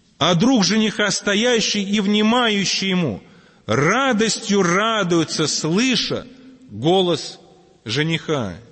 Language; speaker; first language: Russian; native; Russian